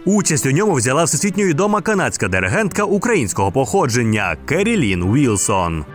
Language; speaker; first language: Ukrainian; native; Ukrainian